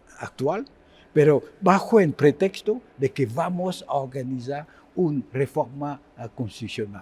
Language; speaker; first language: Spanish; non-native, fluent; Haitian Creole